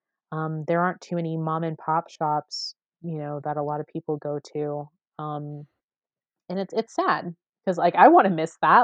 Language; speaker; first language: English; native; English